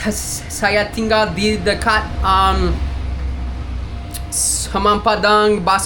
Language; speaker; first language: Indonesian; non-native, learner; English